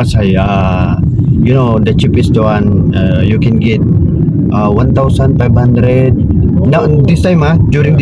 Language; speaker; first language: English; non-native, learner; Filipino